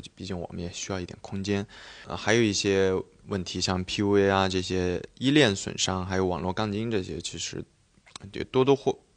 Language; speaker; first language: Chinese; native; Chinese